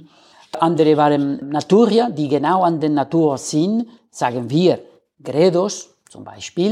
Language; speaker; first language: German; non-native, learner; Spanish